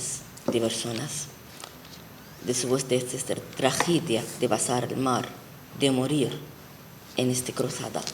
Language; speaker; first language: Spanish; non-native, fluent; Arabic